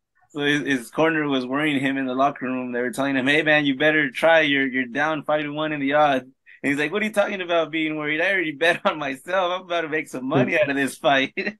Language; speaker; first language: English; early bilingual, other home language; Spanish